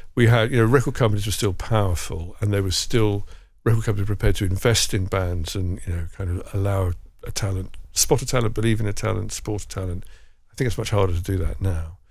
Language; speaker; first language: English; native; English